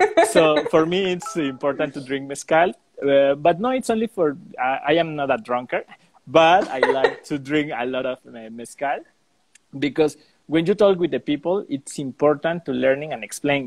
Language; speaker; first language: English; non-native, learner; Spanish